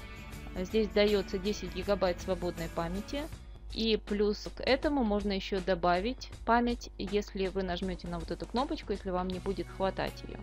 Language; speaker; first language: Russian; native; Russian